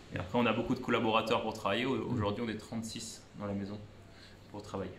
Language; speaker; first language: French; native; French